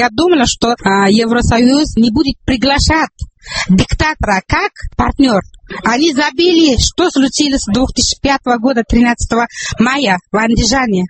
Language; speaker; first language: Russian; non-native, local second language; Uzbek